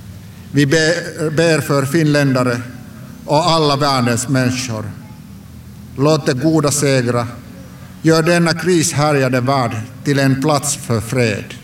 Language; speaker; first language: Swedish; non-native, local second language; Finnish